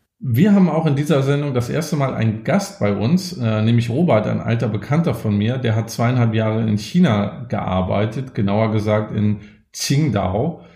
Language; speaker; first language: German; native; German